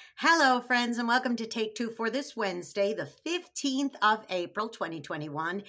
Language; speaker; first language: English; native; English